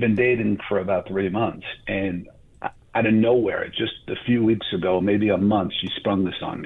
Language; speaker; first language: English; native; English